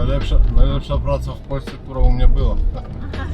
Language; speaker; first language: Polish; non-native, learner; Ukrainian